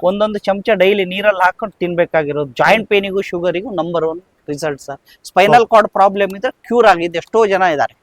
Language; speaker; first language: Kannada; native; Kannada